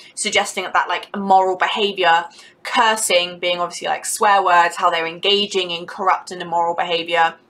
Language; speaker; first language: English; native; English